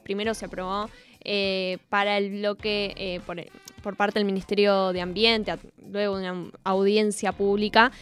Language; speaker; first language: Spanish; native; Spanish